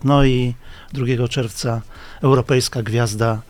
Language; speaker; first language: Polish; native; Polish